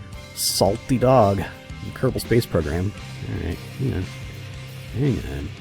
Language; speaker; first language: English; native; English